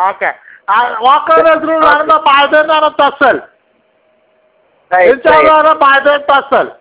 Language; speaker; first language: Arabic; non-native, learner; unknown